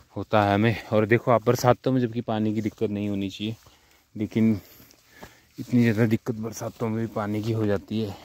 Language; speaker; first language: Hindi; native; Hindi